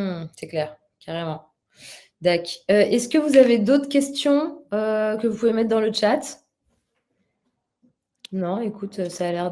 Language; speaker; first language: French; native; French